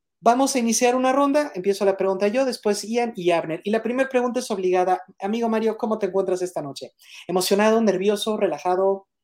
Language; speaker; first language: Spanish; native; Spanish